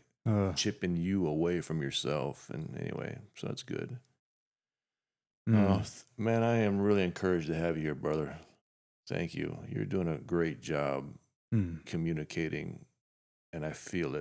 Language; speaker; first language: English; native; English